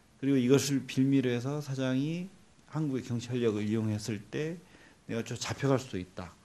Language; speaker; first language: Korean; native; Korean